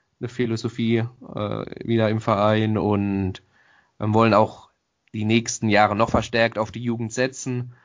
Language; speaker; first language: German; native; German